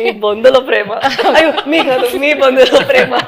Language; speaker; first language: Telugu; non-native, local second language; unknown